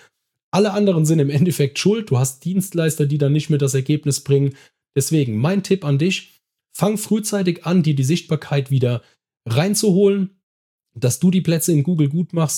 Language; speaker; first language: German; native; German